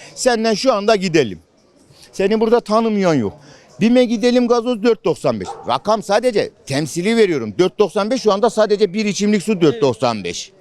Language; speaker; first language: Turkish; native; Turkish